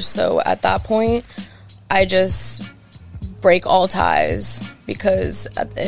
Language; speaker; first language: English; native; English